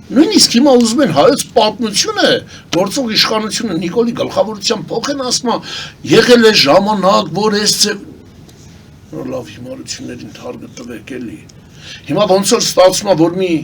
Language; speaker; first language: Armenian; non-native, local second language; Kurdish